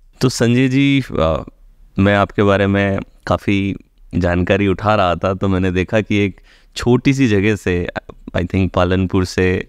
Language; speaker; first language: Hindi; native; Hindi